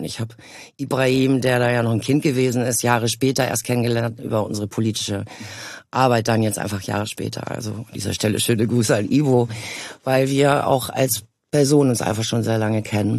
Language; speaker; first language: German; native; German